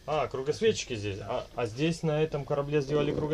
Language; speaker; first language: Russian; native; Russian